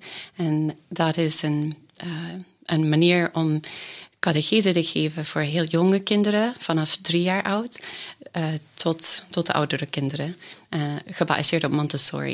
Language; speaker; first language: Dutch; non-native, fluent; English